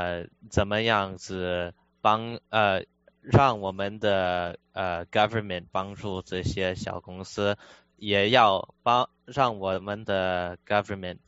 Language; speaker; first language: Chinese; early bilingual, heritage; Chinese